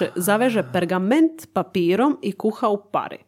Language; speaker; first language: Croatian; native; Croatian